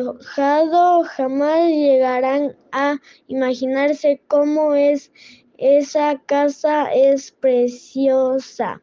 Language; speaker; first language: Spanish; non-native, learner; French